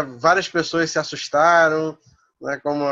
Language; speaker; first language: Portuguese; native; Portuguese